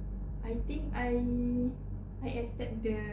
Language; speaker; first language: English; non-native, learner; Malay